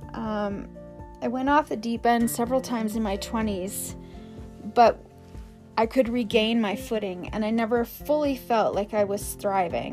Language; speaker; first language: English; native; English